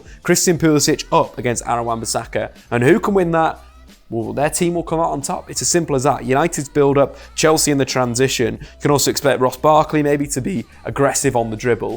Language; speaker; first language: English; native; English